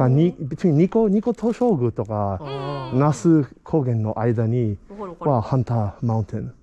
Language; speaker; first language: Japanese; non-native, learner; English